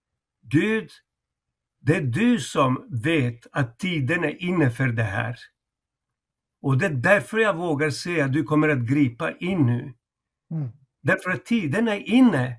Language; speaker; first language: Swedish; non-native, fluent; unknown